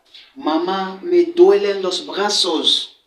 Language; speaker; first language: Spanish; non-native, fluent; French